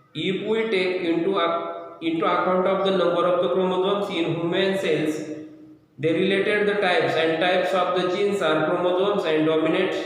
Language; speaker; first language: English; non-native, local second language; Marathi